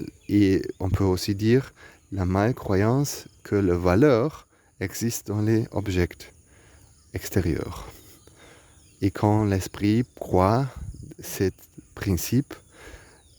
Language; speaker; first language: French; non-native, learner; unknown